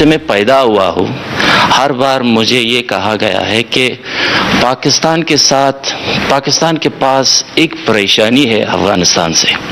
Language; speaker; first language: Hindi; non-native, fluent; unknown